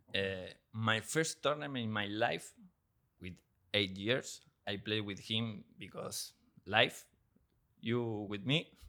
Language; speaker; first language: English; non-native, learner; Spanish